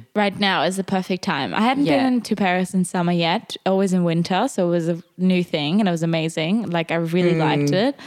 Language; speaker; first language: English; non-native, fluent; German